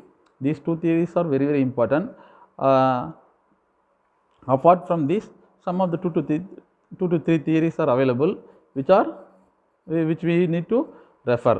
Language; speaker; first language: English; non-native, local second language; Tamil